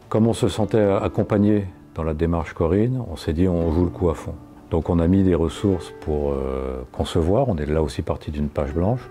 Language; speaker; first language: French; native; French